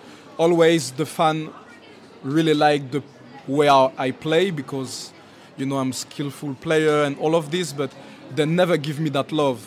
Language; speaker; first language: English; non-native, fluent; French